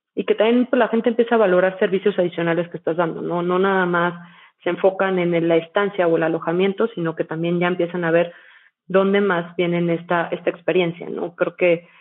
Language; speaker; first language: Spanish; native; Spanish